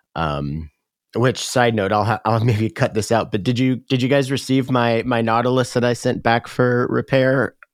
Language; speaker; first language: English; native; English